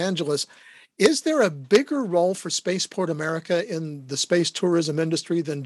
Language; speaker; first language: English; native; English